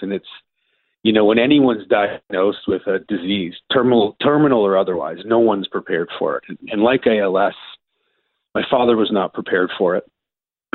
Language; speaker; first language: English; native; English